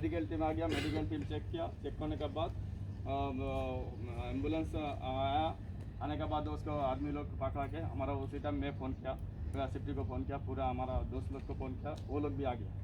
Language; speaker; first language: Hindi; non-native, local second language; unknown